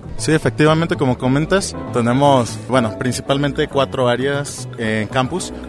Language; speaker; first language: Spanish; native; Spanish